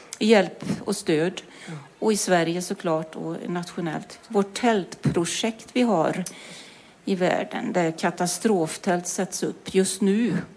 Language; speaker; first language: Swedish; native; Swedish